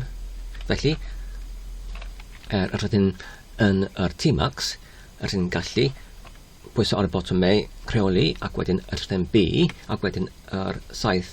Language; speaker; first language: Welsh; non-native, learner; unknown